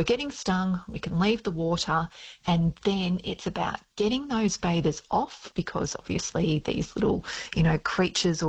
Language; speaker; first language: English; native; English